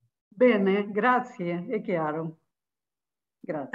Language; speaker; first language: Italian; non-native, fluent; Spanish